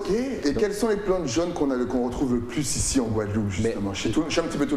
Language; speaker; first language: French; native; French